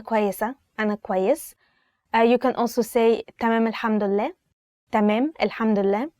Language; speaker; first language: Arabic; native; Arabic